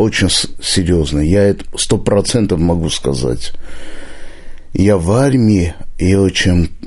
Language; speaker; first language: Russian; non-native, local second language; Armenian